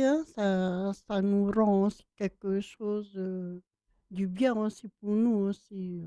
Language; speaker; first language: French; non-native, local second language; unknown